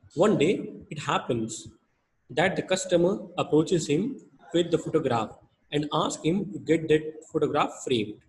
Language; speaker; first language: English; non-native, local second language; Hindi